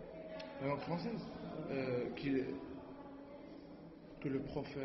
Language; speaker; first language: French; non-native, learner; Arabic